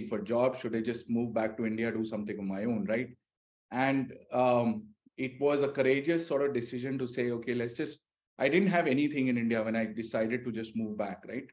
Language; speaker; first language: English; non-native, local second language; Hindi